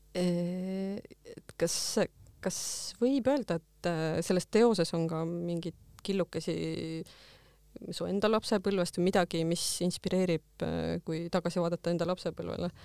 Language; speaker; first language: Estonian; native; Estonian